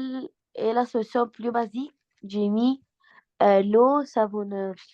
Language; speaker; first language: French; non-native, learner; Arabic